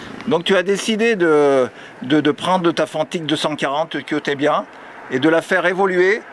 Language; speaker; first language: French; native; French